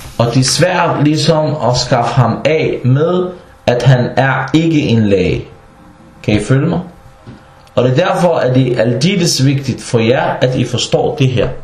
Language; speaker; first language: Danish; non-native, fluent; Arabic